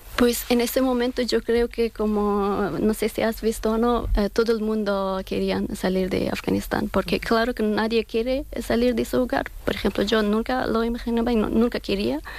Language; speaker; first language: Spanish; non-native, learner; Persian